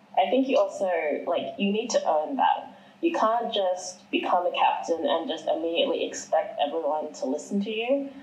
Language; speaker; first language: English; early bilingual, other home language; Chinese